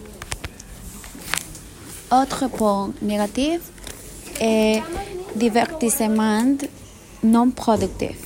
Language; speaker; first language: French; non-native, learner; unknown